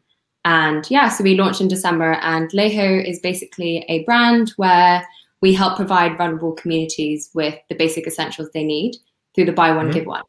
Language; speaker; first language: English; non-native, local second language; Cantonese